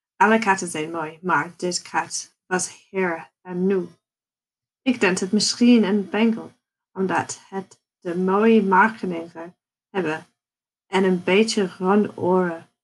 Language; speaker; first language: Dutch; non-native, learner; English